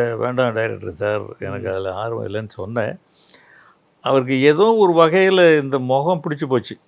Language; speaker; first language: Tamil; native; Tamil